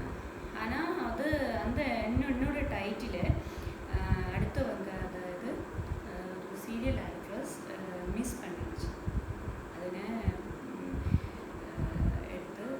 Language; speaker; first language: Tamil; non-native, learner; Malayalam